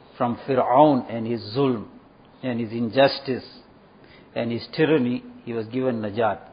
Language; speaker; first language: English; native; English